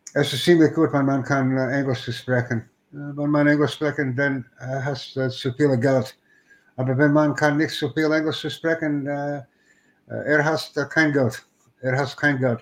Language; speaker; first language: German; non-native, learner; English